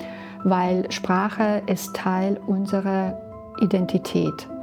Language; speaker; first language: German; non-native, fluent; Belarusian